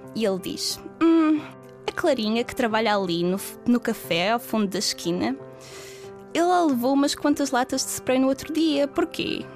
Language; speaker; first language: Portuguese; native; Portuguese